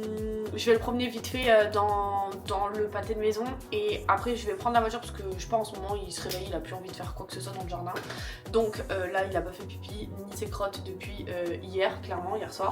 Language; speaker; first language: French; native; French